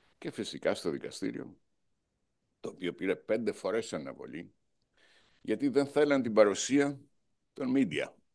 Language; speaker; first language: Greek; non-native, local second language; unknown